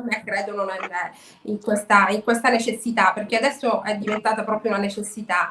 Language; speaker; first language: Italian; native; Italian